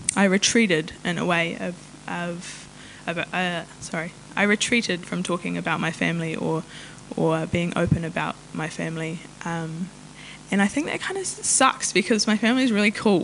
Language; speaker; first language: English; non-native, local second language; Māori